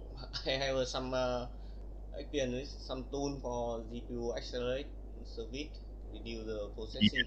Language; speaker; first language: English; non-native, learner; Vietnamese